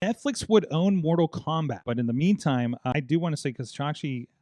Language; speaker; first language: English; native; English